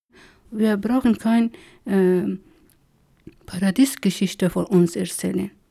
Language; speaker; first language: German; non-native, learner; Persian